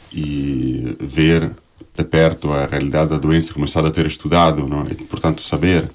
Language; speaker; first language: Portuguese; non-native, fluent; Italian